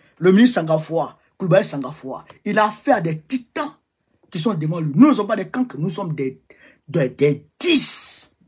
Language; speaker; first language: French; non-native, local second language; Bambara